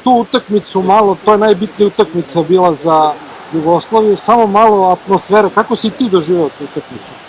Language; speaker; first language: Serbian; native; Serbian